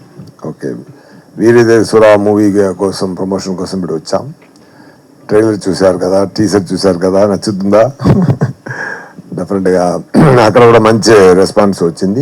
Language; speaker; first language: Telugu; non-native, fluent; Tamil